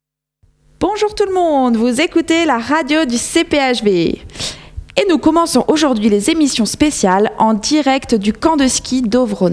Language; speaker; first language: French; native; French